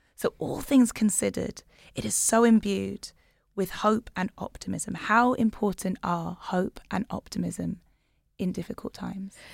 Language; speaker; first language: English; native; English